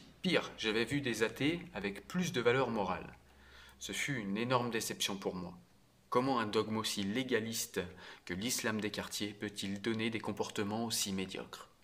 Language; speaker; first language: French; native; French